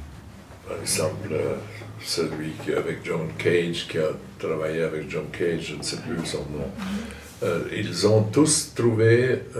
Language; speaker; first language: French; non-native, fluent; German